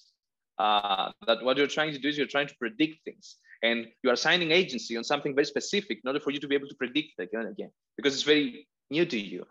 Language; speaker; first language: English; non-native, fluent; Greek